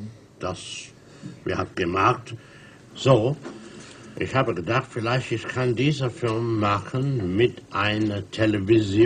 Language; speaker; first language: German; non-native, learner; English